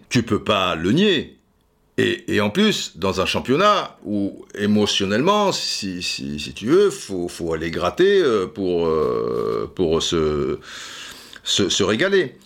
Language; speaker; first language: French; native; French